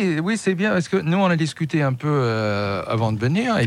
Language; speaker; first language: French; non-native, fluent; English